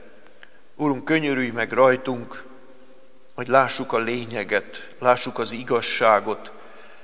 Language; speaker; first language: Hungarian; native; Hungarian